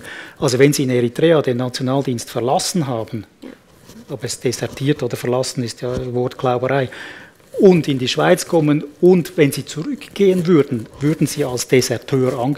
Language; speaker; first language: German; native; German